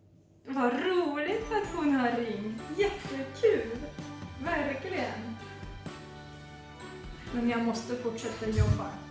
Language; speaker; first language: Swedish; non-native, fluent; Russian